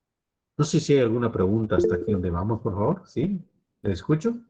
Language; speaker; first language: Spanish; native; Spanish